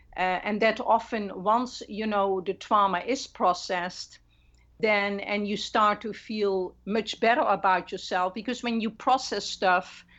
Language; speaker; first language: English; non-native, fluent; Dutch